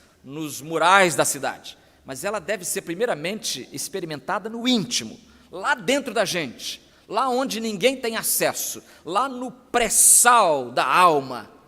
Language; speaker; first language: Portuguese; native; Portuguese